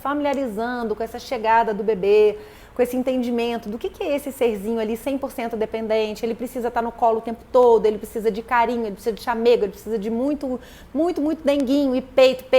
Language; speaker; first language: Portuguese; native; Portuguese